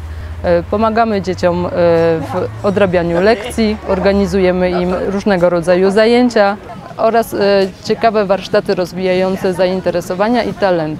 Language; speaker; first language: Polish; native; Polish